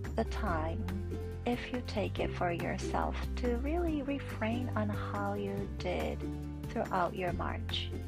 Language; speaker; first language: English; non-native, fluent; Japanese